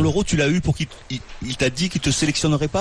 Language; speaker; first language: French; native; French